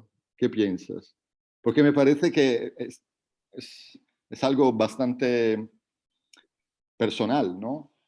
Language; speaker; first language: Spanish; non-native, fluent; Italian